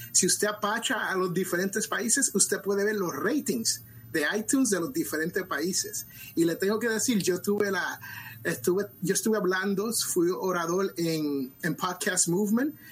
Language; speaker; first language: Spanish; early bilingual, other home language; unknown